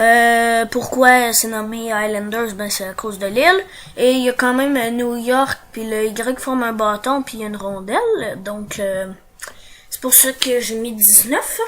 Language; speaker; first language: French; native; French